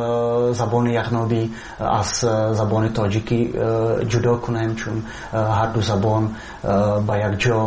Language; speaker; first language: Persian; non-native, fluent; Slovak